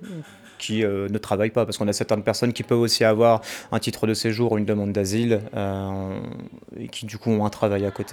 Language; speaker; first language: French; native; French